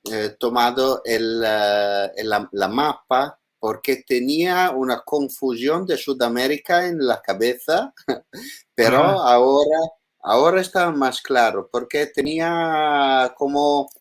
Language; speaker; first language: Spanish; non-native, learner; Italian